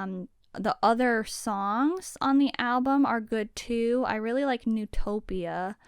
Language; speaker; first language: English; native; English